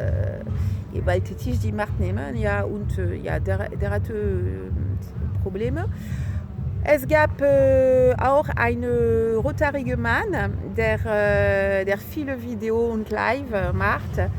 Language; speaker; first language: German; non-native, fluent; French